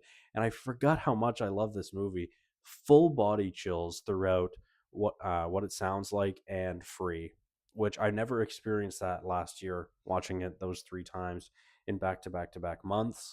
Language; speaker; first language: English; native; English